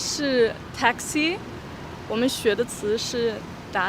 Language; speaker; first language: Chinese; non-native, learner; German